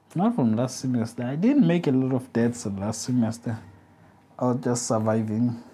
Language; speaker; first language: English; non-native, local second language; Zulu